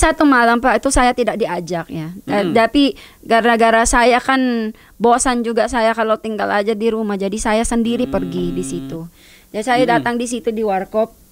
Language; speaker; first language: Indonesian; non-native, learner; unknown